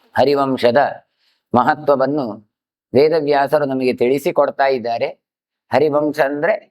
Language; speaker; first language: Kannada; non-native, local second language; Tulu